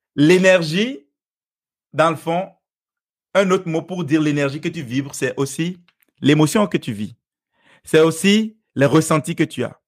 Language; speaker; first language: French; non-native, local second language; Fon